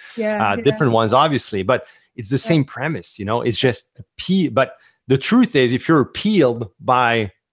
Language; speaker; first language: English; non-native, fluent; French